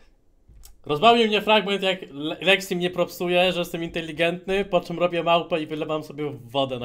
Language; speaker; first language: Polish; native; Polish